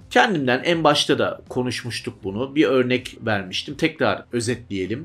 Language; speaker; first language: Turkish; early bilingual, heritage; Turkish